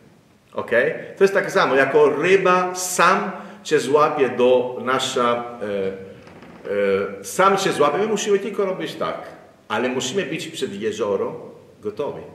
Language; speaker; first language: Polish; non-native, learner; Italian